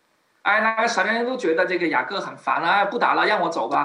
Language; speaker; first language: Chinese; native; Chinese